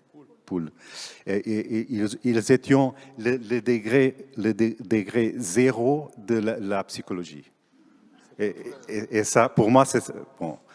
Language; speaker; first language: French; non-native, fluent; Portuguese